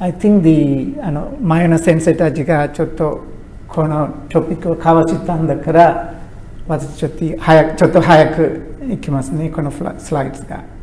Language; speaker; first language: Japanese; non-native, learner; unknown